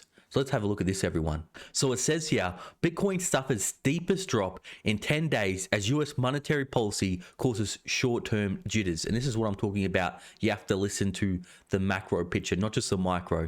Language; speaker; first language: English; native; English